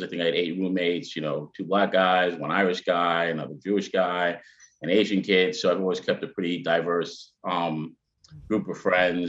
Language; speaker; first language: English; native; English